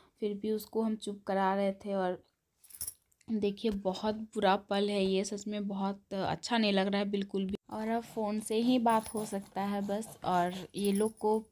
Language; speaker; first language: Hindi; native; Hindi